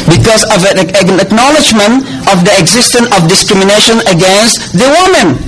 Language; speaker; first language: English; non-native, fluent; Indonesian